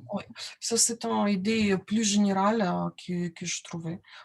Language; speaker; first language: French; non-native, learner; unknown